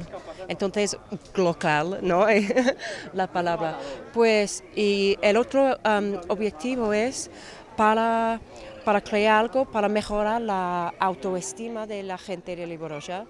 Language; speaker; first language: Spanish; non-native, fluent; English